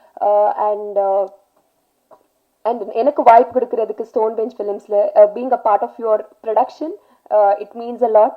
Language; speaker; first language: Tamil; non-native, learner; Telugu